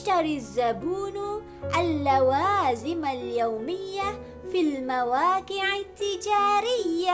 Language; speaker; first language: Arabic; non-native, fluent; Malay